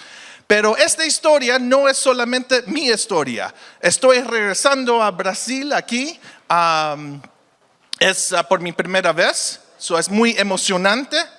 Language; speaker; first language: Spanish; early bilingual, heritage; Spanish